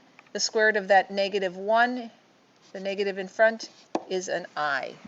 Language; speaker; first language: English; native; English